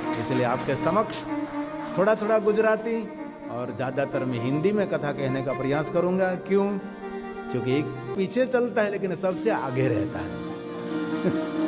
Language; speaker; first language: Hindi; non-native, local second language; Gujarati